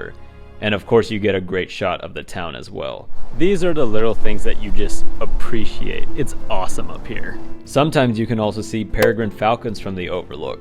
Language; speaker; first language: English; native; English